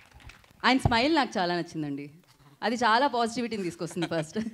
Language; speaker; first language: Telugu; native; Telugu